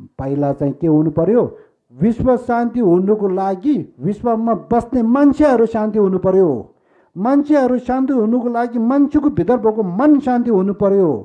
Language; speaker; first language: Nepali; non-native, local second language; Tibetan